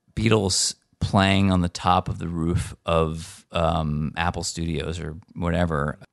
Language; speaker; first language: English; native; English